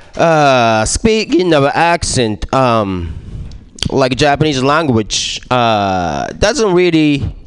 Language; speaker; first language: English; non-native, fluent; Japanese